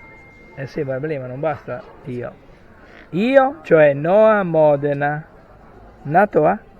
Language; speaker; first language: Italian; native; Italian